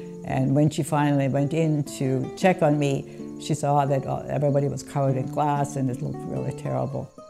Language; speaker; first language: English; non-native, fluent; German